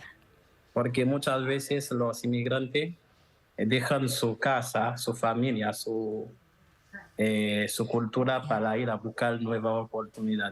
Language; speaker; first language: Spanish; non-native, fluent; Haitian Creole